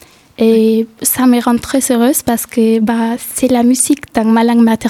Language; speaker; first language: French; non-native, fluent; Galician